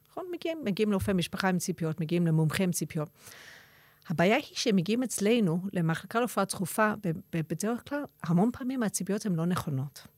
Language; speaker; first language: Hebrew; non-native, fluent; English